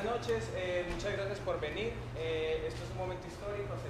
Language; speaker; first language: Spanish; native; Spanish